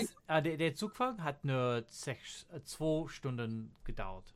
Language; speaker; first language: German; non-native, fluent; English